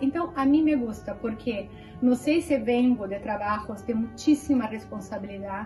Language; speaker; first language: Spanish; non-native, fluent; Portuguese